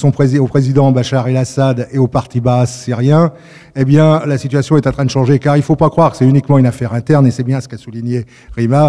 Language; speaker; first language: French; native; French